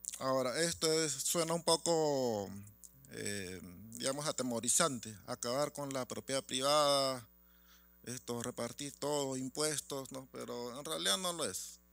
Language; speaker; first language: Spanish; native; Spanish